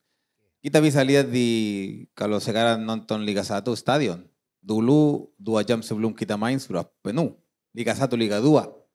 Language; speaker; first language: Indonesian; non-native, fluent; Spanish